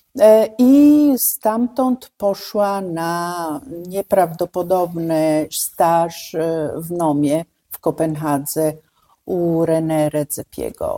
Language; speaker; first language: Polish; non-native, fluent; Italian